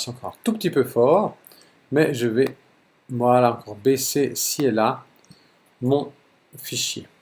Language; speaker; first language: French; native; French